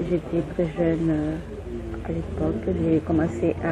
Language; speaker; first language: French; non-native, fluent; Spanish